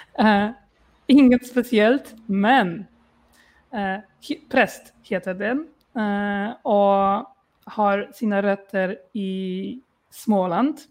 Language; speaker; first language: Swedish; non-native, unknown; Polish